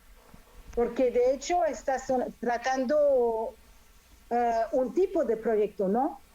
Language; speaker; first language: Spanish; non-native, fluent; French